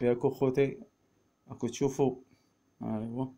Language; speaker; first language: Arabic; native; Arabic